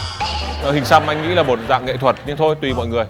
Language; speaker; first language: Vietnamese; native; Vietnamese